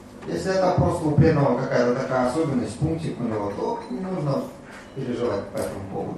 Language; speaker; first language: Russian; native; Russian